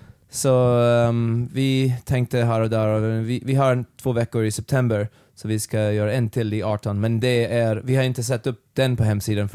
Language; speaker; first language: Swedish; non-native, learner; English